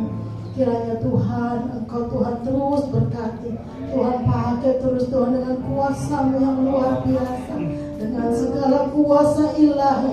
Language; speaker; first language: Indonesian; native; Indonesian